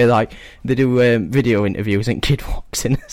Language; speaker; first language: English; native; English